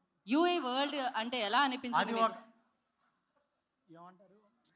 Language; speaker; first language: Telugu; native; Telugu